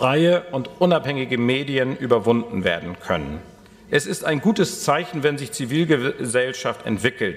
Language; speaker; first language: German; native; German